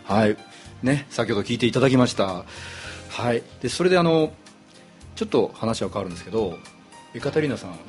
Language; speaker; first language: Japanese; native; Japanese